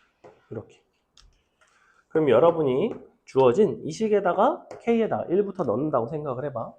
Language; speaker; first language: Korean; native; Korean